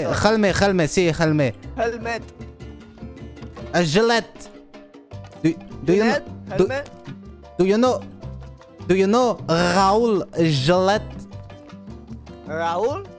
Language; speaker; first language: English; non-native, learner; French